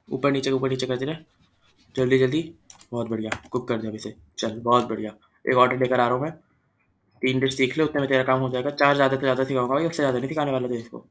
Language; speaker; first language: Hindi; native; Hindi